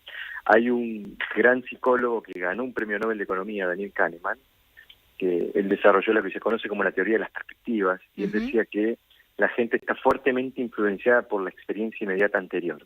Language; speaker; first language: Spanish; native; Spanish